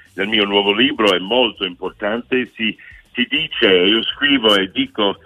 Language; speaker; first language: Italian; non-native, fluent; English